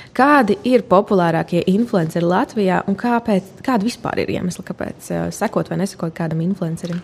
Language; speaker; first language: Latvian; native; Latvian